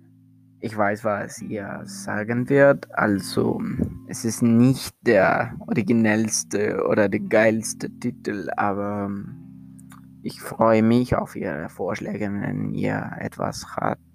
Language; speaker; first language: German; non-native, learner; Spanish